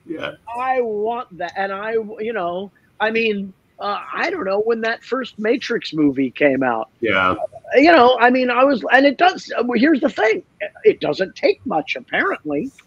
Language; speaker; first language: English; native; English